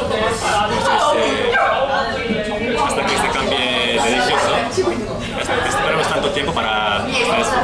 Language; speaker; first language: Spanish; non-native, learner; Korean